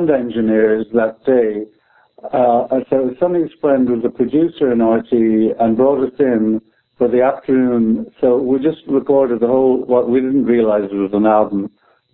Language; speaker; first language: English; native; English